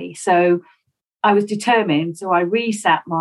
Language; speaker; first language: English; native; English